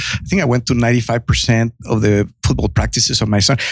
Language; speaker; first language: English; non-native, fluent; Spanish